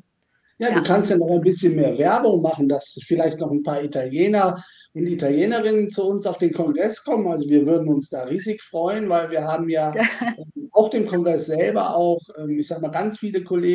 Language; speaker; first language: German; native; German